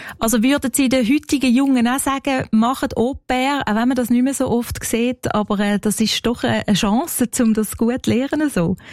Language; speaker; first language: German; native; German